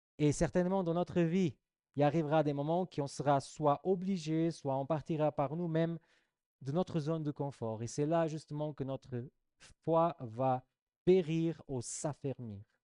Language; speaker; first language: French; non-native, fluent; Portuguese